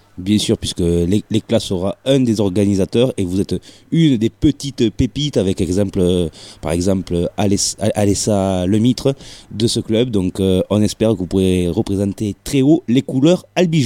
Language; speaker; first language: French; native; French